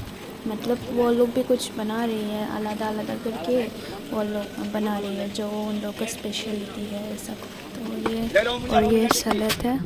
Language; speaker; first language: Hindi; non-native, local second language; Kok Borok